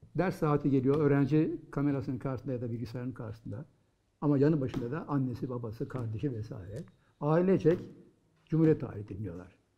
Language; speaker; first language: Turkish; native; Turkish